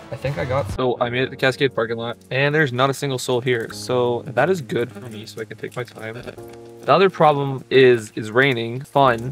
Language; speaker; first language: English; native; English